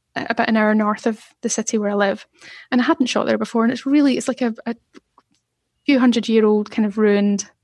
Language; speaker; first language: English; native; English